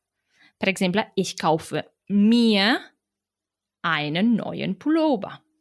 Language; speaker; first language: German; non-native, fluent; Catalan